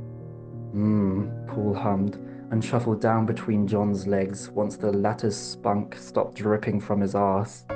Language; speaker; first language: English; native; English